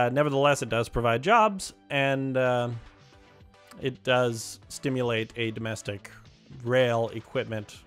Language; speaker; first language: English; native; English